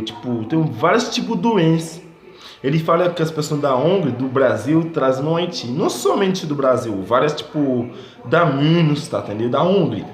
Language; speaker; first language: Portuguese; non-native, fluent; Haitian Creole